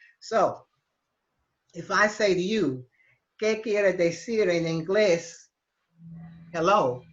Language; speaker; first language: Spanish; non-native, fluent; English